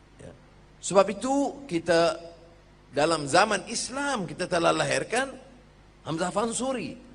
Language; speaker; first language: Malay; native; Malay